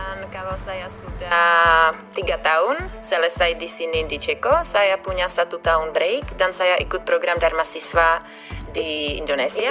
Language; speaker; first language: Indonesian; non-native, fluent; Czech